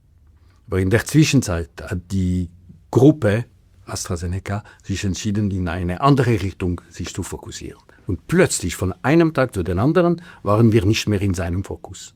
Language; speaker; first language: German; non-native, local second language; French